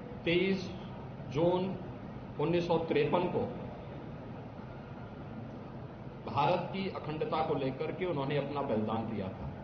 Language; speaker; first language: Hindi; native; Hindi